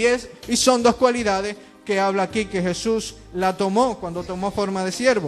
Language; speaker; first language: Spanish; native; Spanish